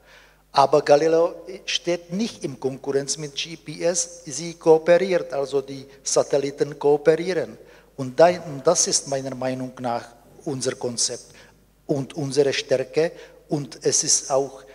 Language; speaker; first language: German; non-native, fluent; Czech